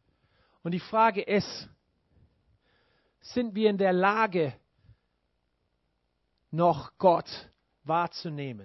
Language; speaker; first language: German; non-native, fluent; English